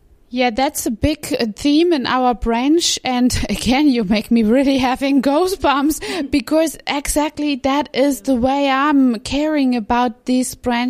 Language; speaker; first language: English; non-native, fluent; German